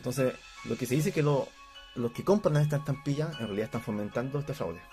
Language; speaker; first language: Spanish; native; Spanish